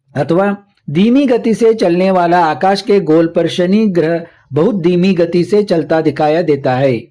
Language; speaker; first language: Hindi; non-native, local second language; Kannada